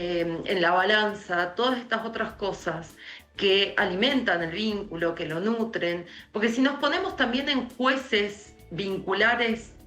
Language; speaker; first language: Spanish; native; Spanish